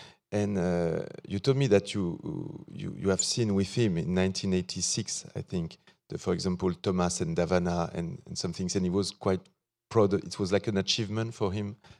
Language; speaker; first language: English; non-native, fluent; French